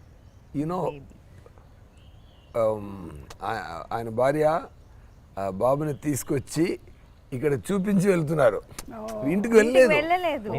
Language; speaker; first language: Telugu; non-native, learner; Tamil